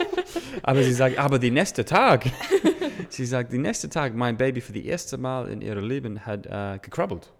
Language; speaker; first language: German; non-native, learner; English